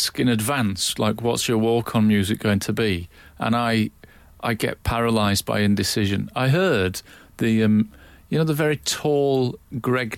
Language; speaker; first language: English; native; English